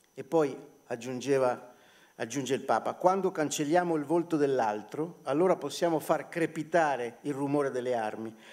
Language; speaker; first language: Italian; native; Italian